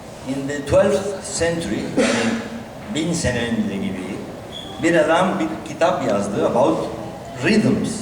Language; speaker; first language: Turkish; non-native, learner; Spanish